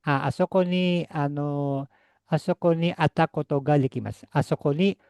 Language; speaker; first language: Japanese; non-native, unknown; Indonesian